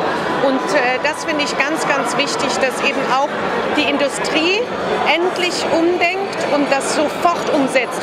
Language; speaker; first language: German; native; German